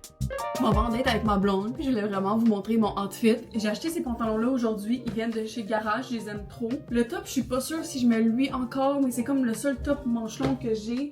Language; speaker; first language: French; native; French